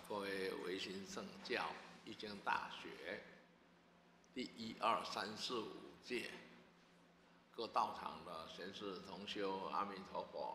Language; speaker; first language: Chinese; native; Chinese